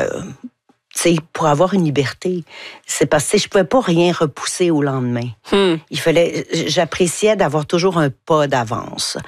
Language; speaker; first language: French; native; French